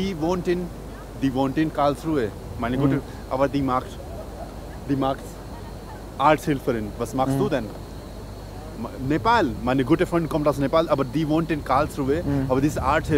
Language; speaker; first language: German; non-native, fluent; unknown